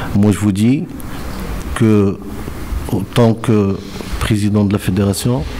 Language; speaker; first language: French; non-native, local second language; Arabic